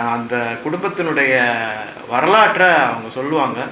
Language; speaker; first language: Tamil; native; Tamil